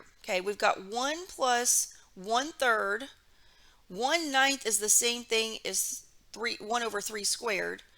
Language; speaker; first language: English; native; English